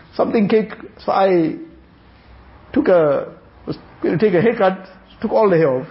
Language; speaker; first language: English; native; English